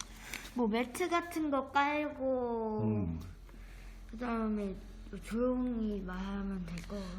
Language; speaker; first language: Korean; native; Korean